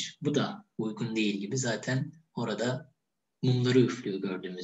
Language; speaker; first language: Turkish; native; Turkish